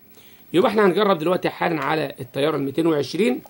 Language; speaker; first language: Arabic; native; Arabic